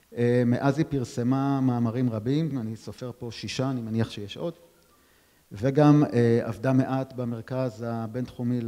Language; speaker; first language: Hebrew; native; Hebrew